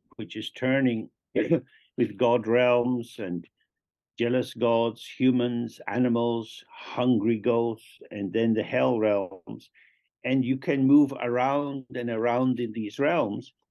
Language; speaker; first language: English; native; English